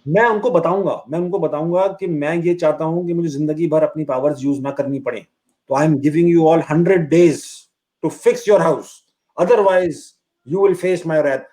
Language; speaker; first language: Hindi; native; Hindi